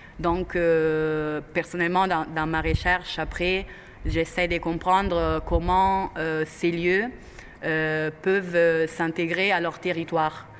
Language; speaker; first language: French; non-native, fluent; Italian